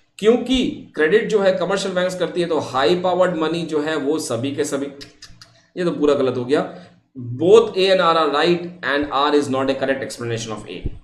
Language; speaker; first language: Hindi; non-native, local second language; Bangla